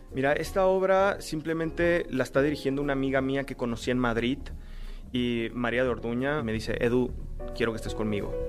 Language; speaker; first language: Spanish; native; Spanish